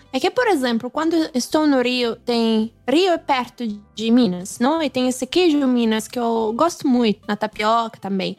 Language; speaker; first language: Portuguese; non-native, fluent; Italian